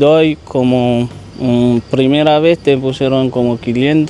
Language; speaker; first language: Spanish; non-native, learner; Haitian Creole